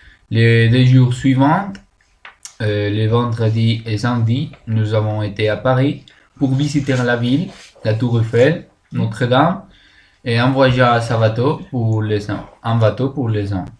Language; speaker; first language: French; non-native, learner; Spanish